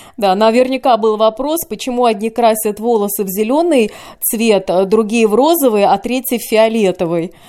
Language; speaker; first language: Russian; native; Russian